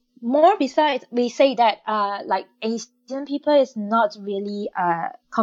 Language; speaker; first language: English; non-native, local second language; Chinese